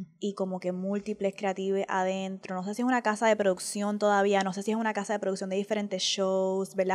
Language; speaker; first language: Spanish; early bilingual, heritage; Spanish